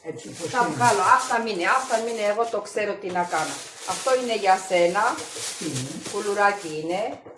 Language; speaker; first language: Greek; non-native, local second language; Armenian